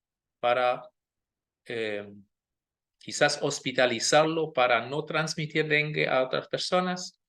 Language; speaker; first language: Spanish; non-native, fluent; German